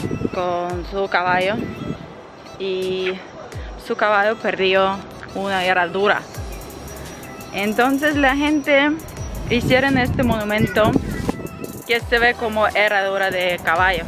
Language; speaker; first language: Spanish; non-native, fluent; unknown